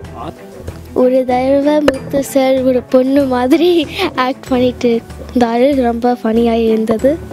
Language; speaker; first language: Tamil; early bilingual, heritage; Tamil